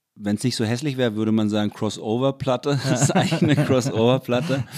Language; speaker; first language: German; native; German